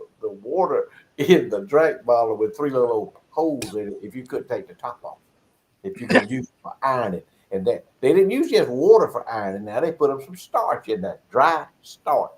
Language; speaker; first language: English; native; English